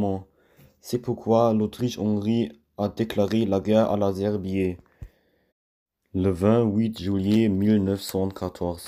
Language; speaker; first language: French; non-native, learner; German